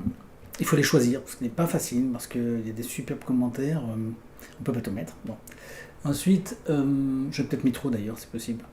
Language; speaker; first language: French; native; French